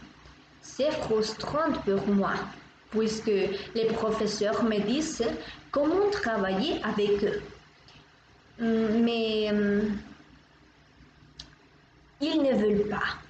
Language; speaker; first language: French; non-native, learner; Spanish